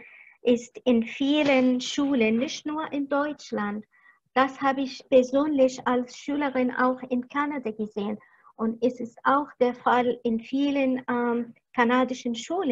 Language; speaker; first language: German; non-native, fluent; Arabic